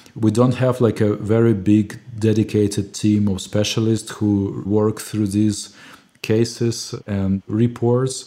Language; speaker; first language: English; non-native, fluent; Ukrainian